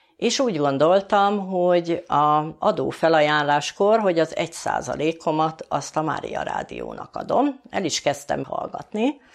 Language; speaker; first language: Hungarian; native; Hungarian